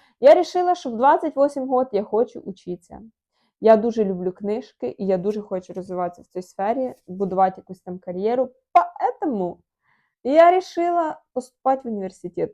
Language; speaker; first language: Ukrainian; non-native, local second language; Russian